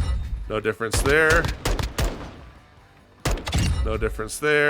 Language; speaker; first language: English; native; English